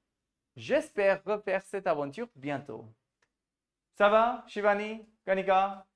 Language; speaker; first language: French; non-native, fluent; Hindi